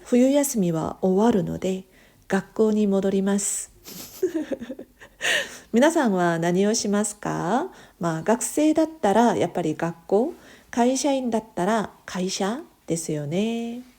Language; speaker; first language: Japanese; non-native, fluent; Korean